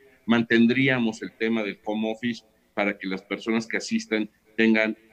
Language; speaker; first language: Spanish; native; Spanish